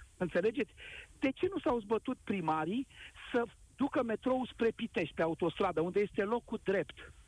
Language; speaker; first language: Romanian; native; Romanian